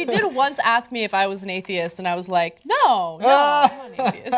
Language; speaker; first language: English; native; English